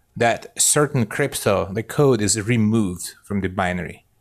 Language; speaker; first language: English; non-native, fluent; Russian